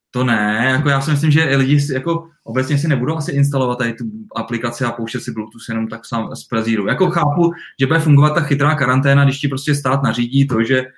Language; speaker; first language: Czech; native; Czech